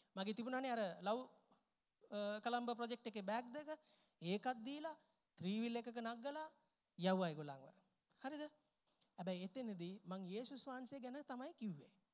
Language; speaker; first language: Sinhala; non-native, local second language; Tamil